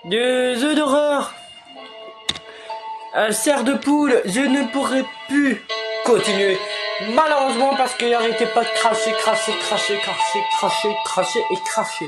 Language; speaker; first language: French; native; French